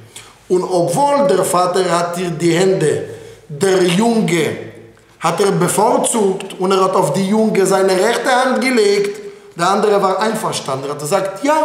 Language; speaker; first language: German; non-native, fluent; Hebrew